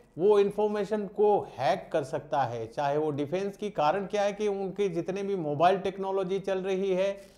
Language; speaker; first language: Hindi; non-native, local second language; Gujarati